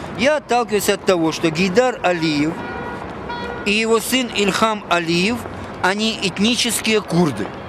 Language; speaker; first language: Russian; native; Russian